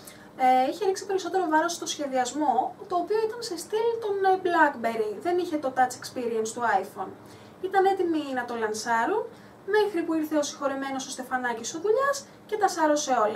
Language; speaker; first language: Greek; native; Greek